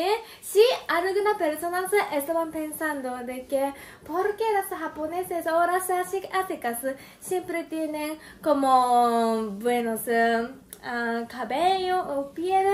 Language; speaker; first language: Spanish; non-native, learner; Japanese